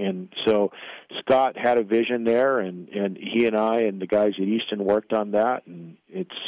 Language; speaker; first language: English; native; English